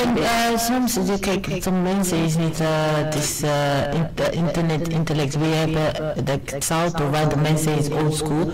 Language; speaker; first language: Dutch; non-native, learner; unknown